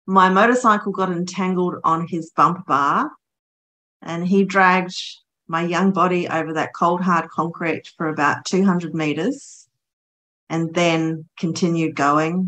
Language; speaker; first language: English; native; English